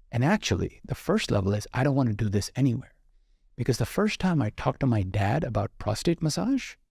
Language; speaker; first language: English; non-native, local second language; Urdu